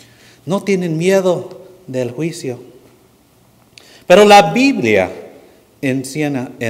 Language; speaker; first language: Spanish; non-native, fluent; English